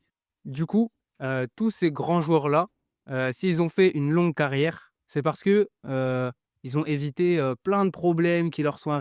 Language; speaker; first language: French; native; French